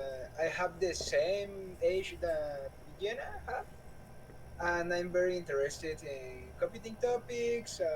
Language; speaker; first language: English; non-native, learner; Spanish